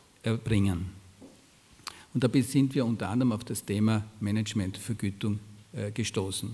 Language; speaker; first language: German; native; German